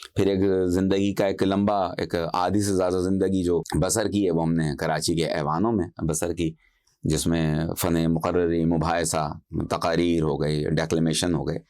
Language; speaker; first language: Urdu; native; Urdu